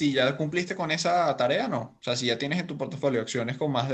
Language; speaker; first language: Spanish; native; Spanish